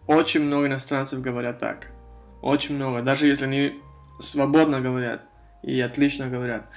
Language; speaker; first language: Russian; non-native, fluent; Spanish